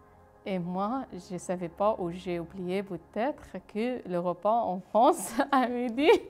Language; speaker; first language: French; non-native, fluent; Arabic